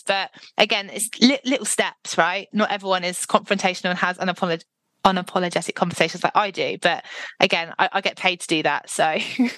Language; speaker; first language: English; native; English